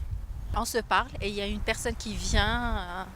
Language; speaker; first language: French; non-native, local second language; Arabic